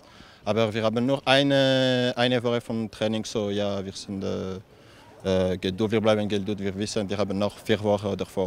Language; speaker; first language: German; non-native, local second language; French